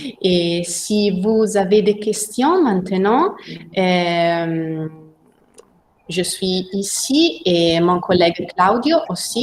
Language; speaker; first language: French; non-native, learner; Italian